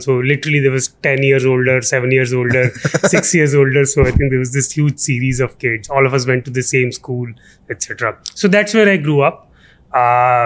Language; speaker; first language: English; non-native, local second language; Punjabi